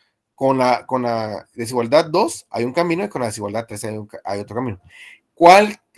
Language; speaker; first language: Spanish; native; Spanish